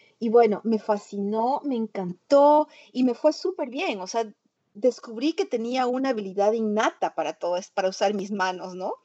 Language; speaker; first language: Spanish; native; Spanish